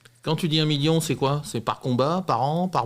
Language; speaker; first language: French; native; French